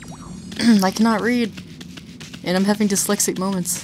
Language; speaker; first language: English; native; English